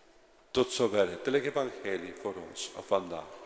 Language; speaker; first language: Dutch; non-native, fluent; Spanish